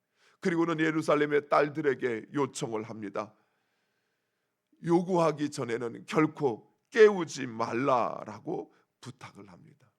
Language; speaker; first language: Korean; native; Korean